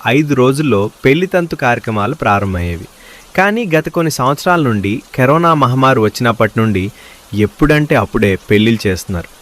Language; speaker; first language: Telugu; non-native, local second language; Lambadi